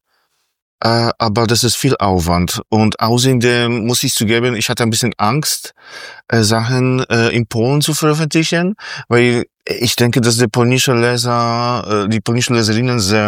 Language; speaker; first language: German; non-native, fluent; Polish